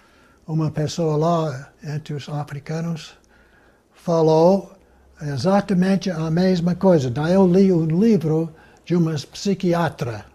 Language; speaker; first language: Portuguese; non-native, fluent; English